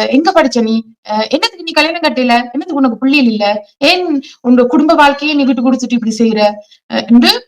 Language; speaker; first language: Tamil; early bilingual, heritage; Tamil